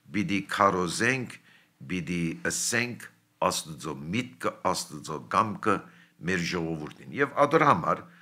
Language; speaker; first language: Armenian; early bilingual, heritage; Armenian